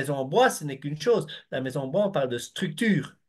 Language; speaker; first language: French; native; French